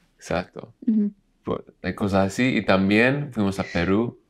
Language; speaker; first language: Spanish; non-native, learner; English